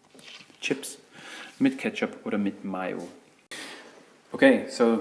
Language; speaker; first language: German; non-native, fluent; English